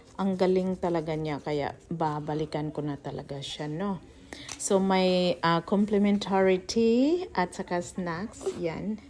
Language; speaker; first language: Filipino; non-native, local second language; Cebuano